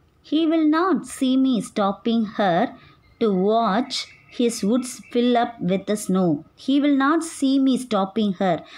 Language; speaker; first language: English; non-native, local second language; Tamil